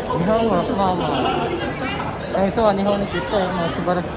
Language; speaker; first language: Japanese; non-native, learner; Indonesian